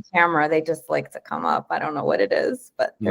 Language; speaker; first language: English; native; English